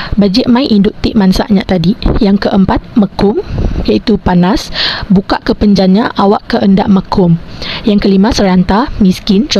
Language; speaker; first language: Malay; non-native, local second language; Iban